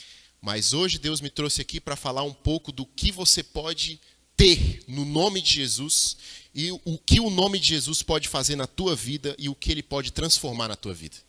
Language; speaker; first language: Portuguese; native; Portuguese